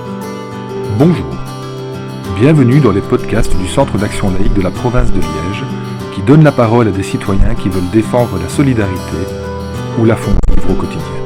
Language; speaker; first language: French; native; French